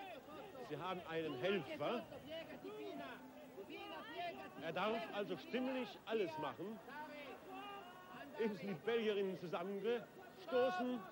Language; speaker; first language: German; native; German